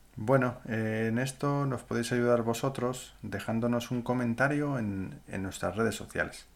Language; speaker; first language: Spanish; native; Spanish